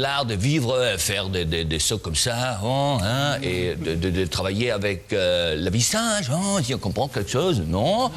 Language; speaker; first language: French; non-native, learner; German